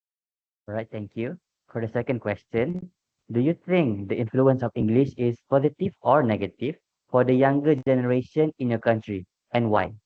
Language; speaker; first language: English; non-native, local second language; Malay